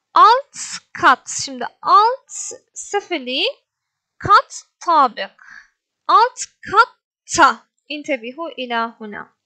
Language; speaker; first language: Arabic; non-native, fluent; Turkish